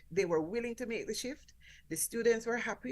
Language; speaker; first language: English; native; English